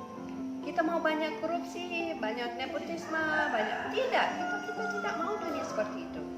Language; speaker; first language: Indonesian; non-native, fluent; English